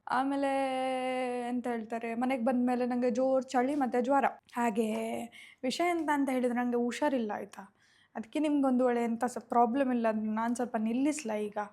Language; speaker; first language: Kannada; non-native, local second language; Tulu